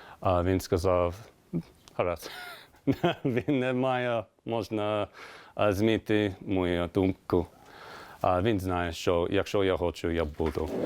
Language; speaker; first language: Ukrainian; non-native, learner; English